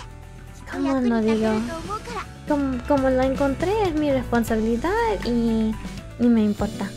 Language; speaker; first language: Spanish; early bilingual, heritage; English